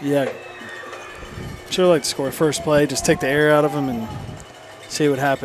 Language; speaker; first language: English; native; English